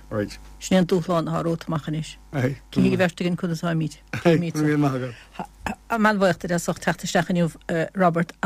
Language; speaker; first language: Irish; native; Irish